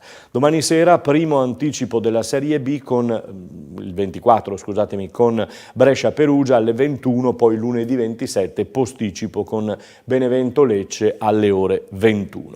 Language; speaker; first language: Italian; native; Italian